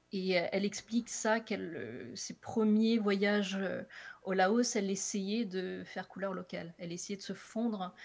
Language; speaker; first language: French; native; French